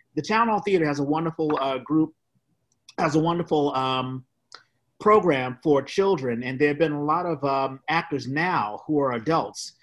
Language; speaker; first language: English; native; English